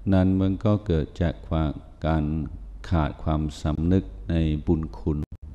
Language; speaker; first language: Thai; non-native, fluent; English